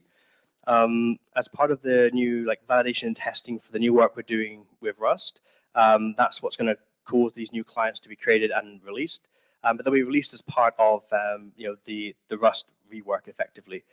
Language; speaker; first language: English; native; English